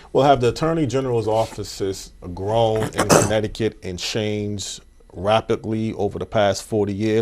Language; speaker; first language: English; native; English